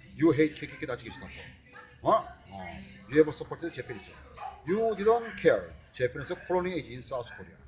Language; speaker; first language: English; non-native, learner; Korean